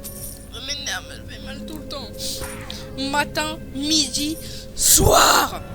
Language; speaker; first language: French; native; French